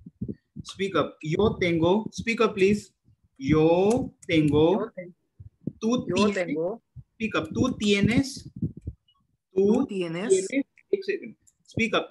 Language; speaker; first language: Spanish; non-native, learner; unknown